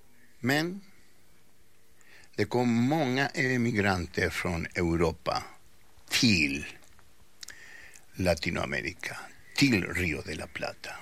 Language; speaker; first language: Swedish; non-native, fluent; Spanish